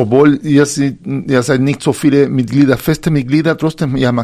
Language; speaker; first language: German; non-native, fluent; Spanish